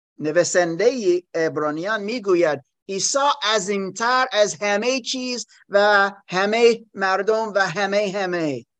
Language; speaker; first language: Persian; non-native, learner; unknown